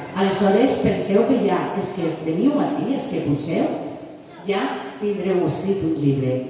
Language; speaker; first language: Catalan; non-native, local second language; Spanish